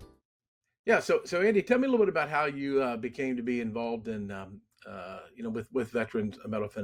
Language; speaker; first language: English; native; English